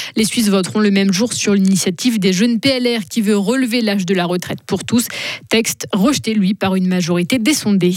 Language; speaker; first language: French; native; French